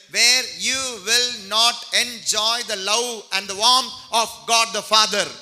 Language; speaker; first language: English; non-native, local second language; Tamil